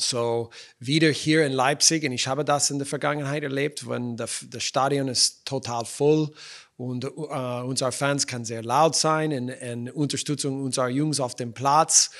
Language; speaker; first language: German; non-native, fluent; English